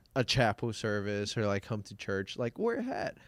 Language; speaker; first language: English; non-native, local second language; Cantonese